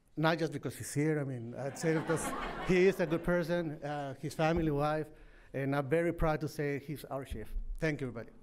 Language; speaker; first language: English; native; English